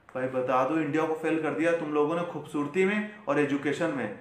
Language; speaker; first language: Hindi; native; Hindi